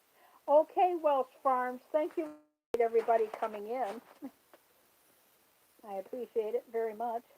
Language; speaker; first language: English; native; English